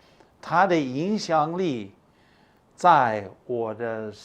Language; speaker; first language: Chinese; non-native, fluent; English